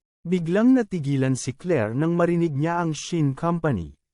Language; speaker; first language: Filipino; native; Filipino